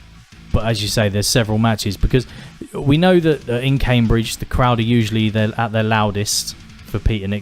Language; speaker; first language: English; native; English